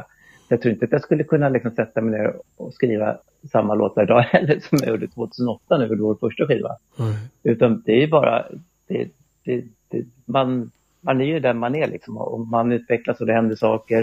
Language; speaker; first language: Swedish; native; Swedish